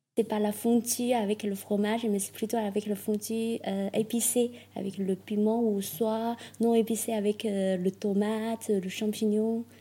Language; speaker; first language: French; non-native, fluent; Chinese